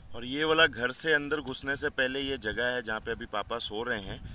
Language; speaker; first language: Hindi; non-native, local second language; Odia